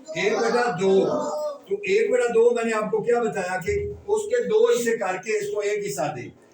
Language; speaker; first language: Urdu; non-native, local second language; Punjabi